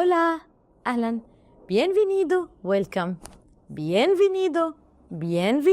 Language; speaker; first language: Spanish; non-native, learner; Arabic